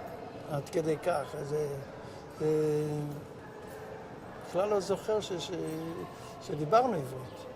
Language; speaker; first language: Hebrew; non-native, local second language; Yiddish